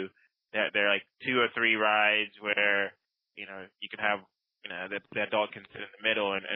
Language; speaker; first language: English; non-native, local second language; Akan